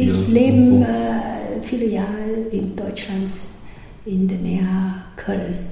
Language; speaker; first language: German; non-native, learner; Chinese